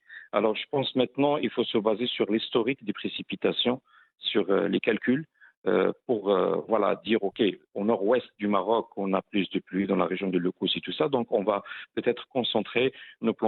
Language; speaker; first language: French; non-native, local second language; Arabic